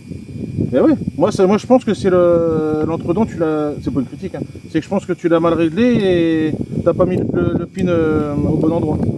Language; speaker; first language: French; native; French